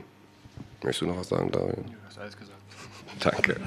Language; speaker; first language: German; native; German